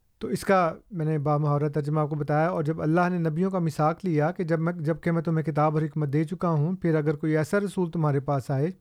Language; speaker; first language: Urdu; non-native, local second language; Punjabi